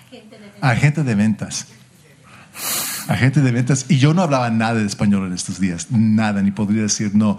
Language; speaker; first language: Spanish; early bilingual, heritage; English